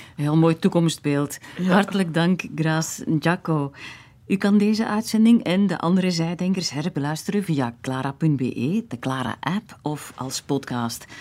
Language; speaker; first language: Dutch; native; Dutch